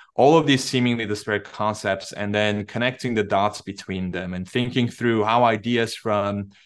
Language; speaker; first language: English; non-native, fluent; Turkish